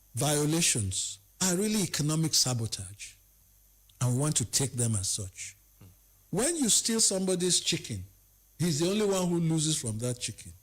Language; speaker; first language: English; non-native, local second language; Yoruba